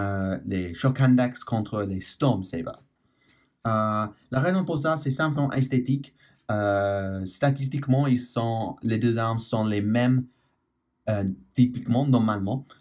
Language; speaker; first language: French; non-native, learner; English